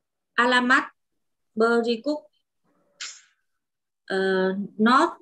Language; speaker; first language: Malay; non-native, learner; Vietnamese